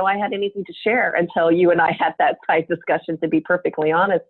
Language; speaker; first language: English; native; English